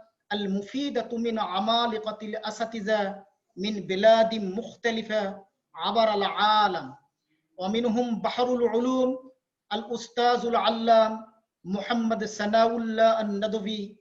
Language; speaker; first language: Arabic; non-native, fluent; Bangla